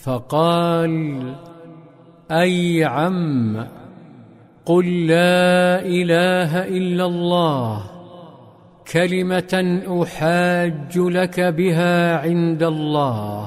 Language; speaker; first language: Arabic; native; Arabic